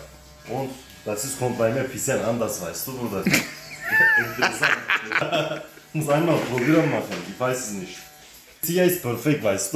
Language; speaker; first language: German; non-native, learner; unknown